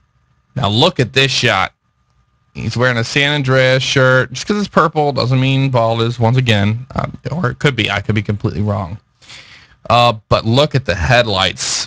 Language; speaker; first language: English; native; English